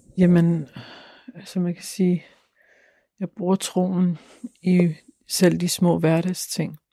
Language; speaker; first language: Danish; native; Danish